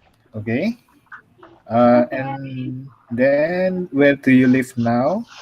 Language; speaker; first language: English; non-native, fluent; Indonesian